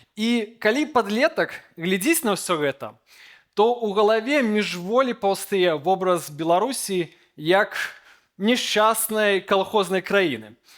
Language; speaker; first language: Belarusian; native; Belarusian